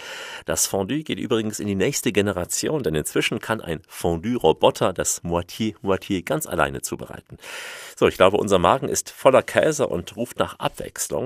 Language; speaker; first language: German; native; German